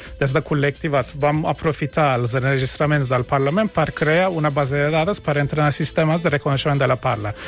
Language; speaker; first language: Catalan; non-native, fluent; Turkish